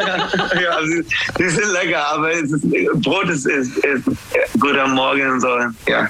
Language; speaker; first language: German; non-native, learner; English